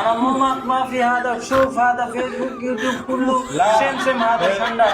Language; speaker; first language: Arabic; non-native, learner; Bangla